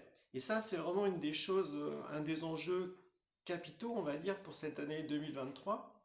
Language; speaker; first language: French; native; French